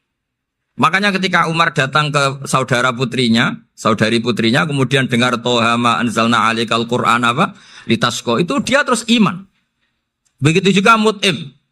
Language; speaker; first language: Indonesian; non-native, local second language; Javanese